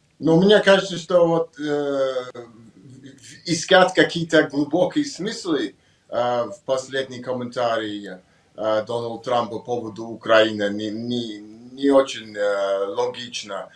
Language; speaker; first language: Russian; non-native, learner; English